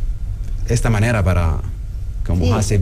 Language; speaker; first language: Spanish; non-native, learner; Arabic